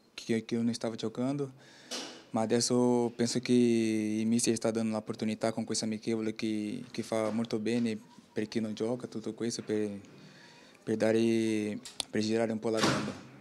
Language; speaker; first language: Italian; non-native, learner; Portuguese